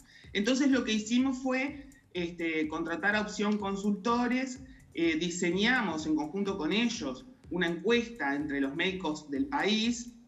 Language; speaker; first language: Spanish; native; Spanish